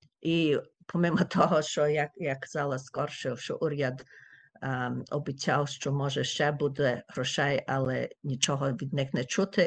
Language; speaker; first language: Ukrainian; early bilingual, heritage; Ukrainian